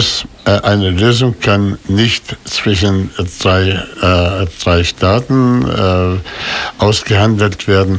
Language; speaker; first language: German; non-native, fluent; Arabic